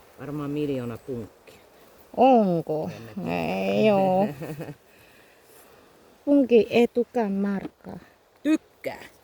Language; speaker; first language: Finnish; non-native, learner; Thai